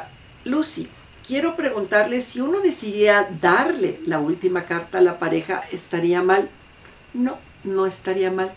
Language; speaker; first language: Spanish; native; Spanish